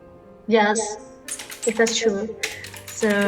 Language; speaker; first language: English; non-native, learner; Vietnamese